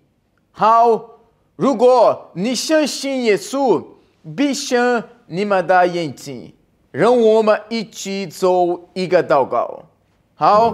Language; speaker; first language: Chinese; non-native, learner; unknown